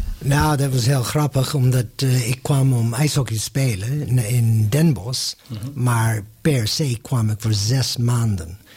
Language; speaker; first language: Dutch; non-native, fluent; English